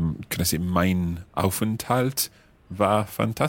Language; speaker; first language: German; non-native, learner; English